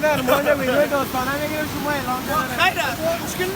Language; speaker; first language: Persian; native; Persian